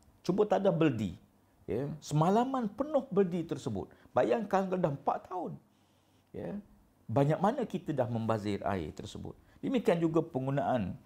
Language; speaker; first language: Malay; native; Malay